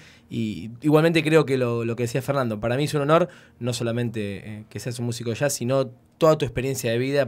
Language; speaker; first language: Spanish; native; Spanish